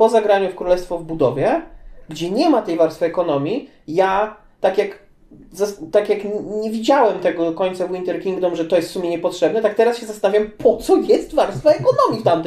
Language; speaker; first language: Polish; native; Polish